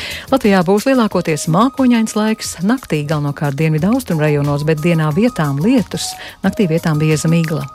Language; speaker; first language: Latvian; native; Latvian